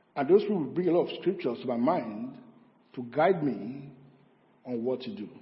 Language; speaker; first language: English; non-native, local second language; Yoruba